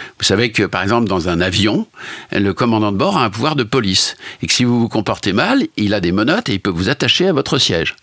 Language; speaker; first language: French; native; French